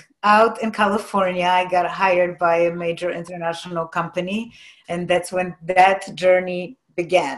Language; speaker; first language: English; non-native, fluent; Polish